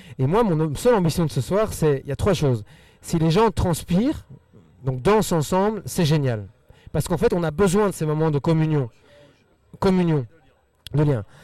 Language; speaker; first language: French; early bilingual, other home language; Spanish